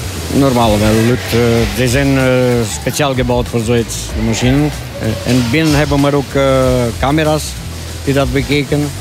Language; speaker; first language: Dutch; non-native, learner; Romanian